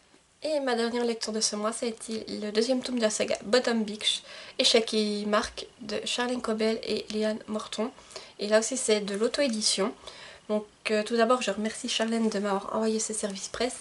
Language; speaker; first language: French; native; French